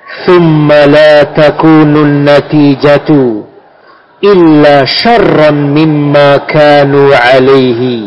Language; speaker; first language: Arabic; non-native, fluent; Indonesian